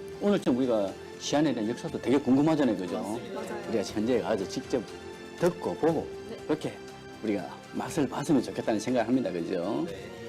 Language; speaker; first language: Korean; native; Korean